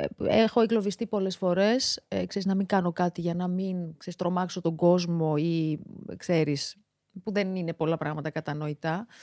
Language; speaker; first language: Greek; early bilingual, other home language; Georgian